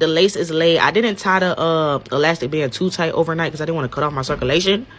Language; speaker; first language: English; native; English